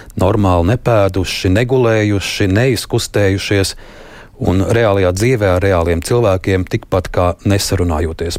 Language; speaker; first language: Latvian; native; Latvian